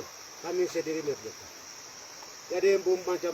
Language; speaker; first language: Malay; non-native, local second language; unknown